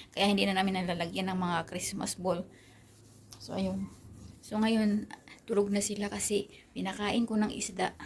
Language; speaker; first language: Filipino; non-native, local second language; Aklanon